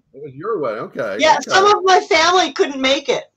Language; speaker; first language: English; native; English